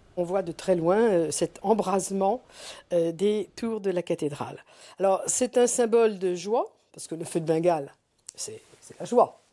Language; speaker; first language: French; native; French